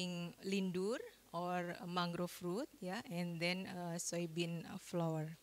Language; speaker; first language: English; non-native, fluent; Indonesian